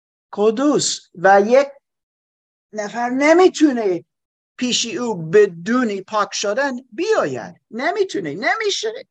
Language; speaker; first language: Persian; non-native, fluent; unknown